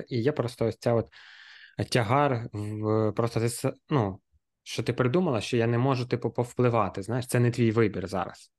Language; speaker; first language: Ukrainian; non-native, local second language; Russian